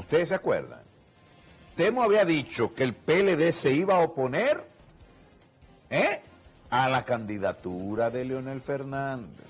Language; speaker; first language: Spanish; native; Spanish